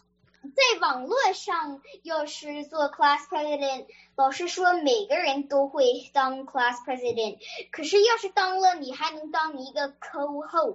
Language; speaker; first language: Chinese; early bilingual, other home language; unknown